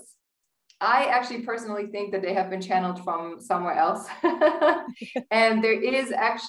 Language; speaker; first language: English; non-native, fluent; German